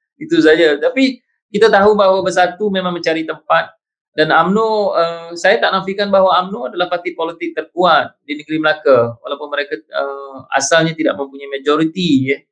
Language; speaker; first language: Malay; native; Malay